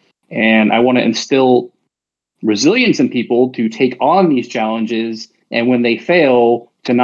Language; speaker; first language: English; native; English